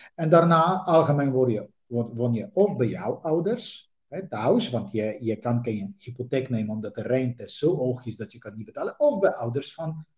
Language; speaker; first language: Dutch; non-native, fluent; Polish